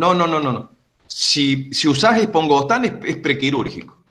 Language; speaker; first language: Spanish; native; Spanish